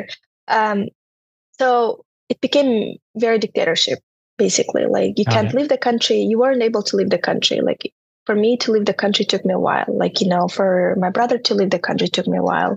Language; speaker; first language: English; non-native, fluent; Turkmen